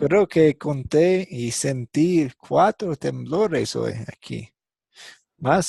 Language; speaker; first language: Spanish; non-native, fluent; English